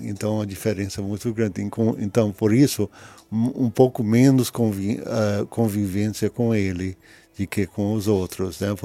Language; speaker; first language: Portuguese; early bilingual, other home language; English